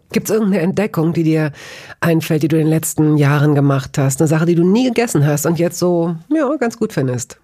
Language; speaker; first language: German; native; German